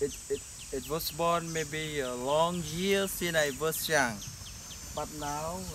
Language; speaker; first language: English; non-native, learner; Khmer